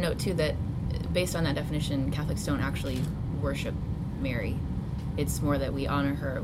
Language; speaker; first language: English; native; English